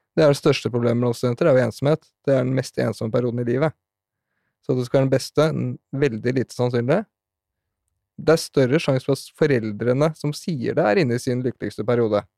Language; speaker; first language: Norwegian; native; Norwegian